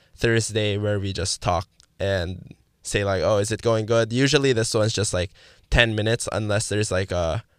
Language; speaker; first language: English; non-native, local second language; Filipino